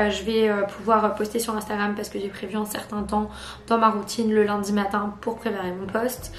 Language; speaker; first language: French; native; French